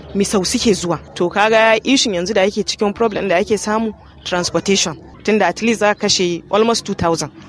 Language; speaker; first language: Hausa; native; Hausa